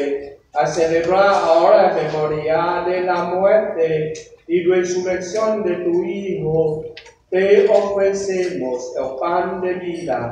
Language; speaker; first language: Spanish; non-native, learner; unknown